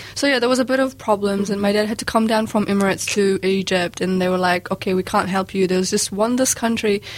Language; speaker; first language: English; early bilingual, other home language; Arabic